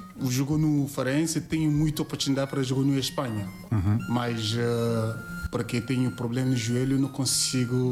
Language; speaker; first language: Portuguese; non-native, learner; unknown